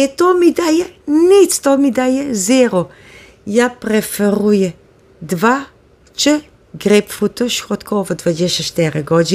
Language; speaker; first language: Polish; non-native, learner; Dutch